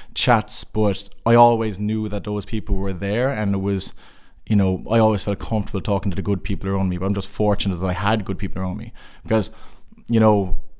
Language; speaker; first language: English; native; English